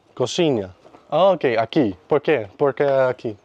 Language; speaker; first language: Portuguese; non-native, learner; English